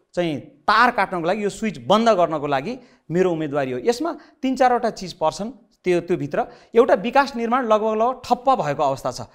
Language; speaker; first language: Nepali; native; Nepali